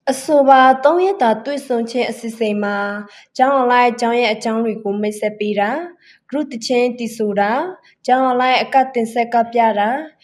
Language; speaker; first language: Burmese; non-native, local second language; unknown